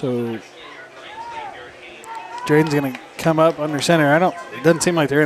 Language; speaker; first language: English; native; English